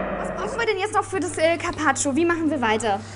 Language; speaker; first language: German; native; German